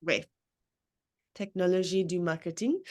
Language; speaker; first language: French; non-native, learner; English